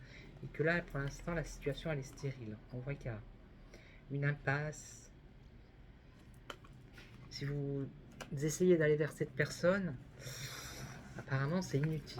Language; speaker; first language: French; native; French